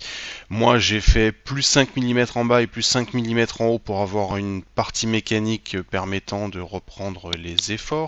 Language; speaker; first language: French; native; French